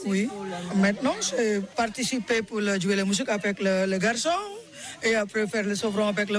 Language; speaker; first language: French; non-native, learner; Balinese